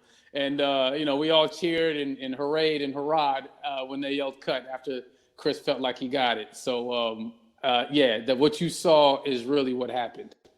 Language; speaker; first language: English; native; English